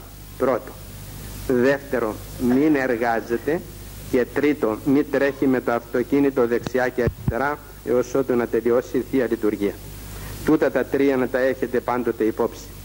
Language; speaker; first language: Greek; native; Greek